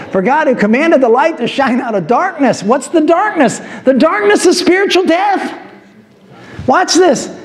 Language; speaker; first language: English; native; English